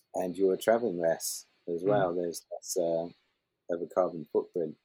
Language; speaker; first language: English; native; English